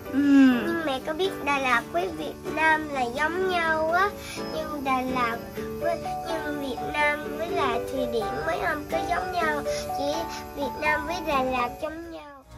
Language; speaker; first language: Vietnamese; early bilingual, heritage; Vietnamese